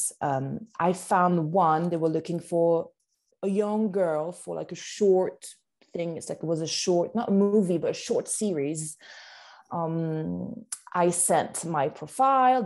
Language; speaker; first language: English; non-native, fluent; French